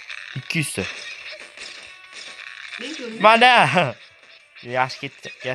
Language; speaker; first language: Turkish; non-native, learner; Uzbek